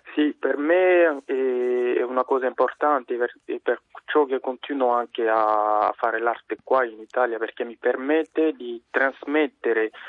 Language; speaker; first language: Italian; non-native, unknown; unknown